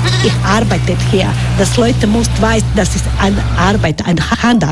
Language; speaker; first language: German; non-native, learner; Croatian